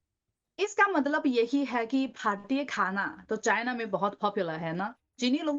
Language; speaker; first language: Hindi; non-native, learner; Chinese